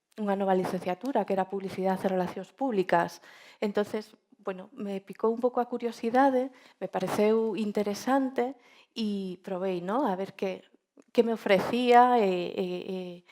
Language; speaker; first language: Galician; non-native, local second language; Spanish